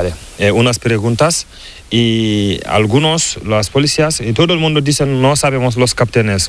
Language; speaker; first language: Spanish; non-native, learner; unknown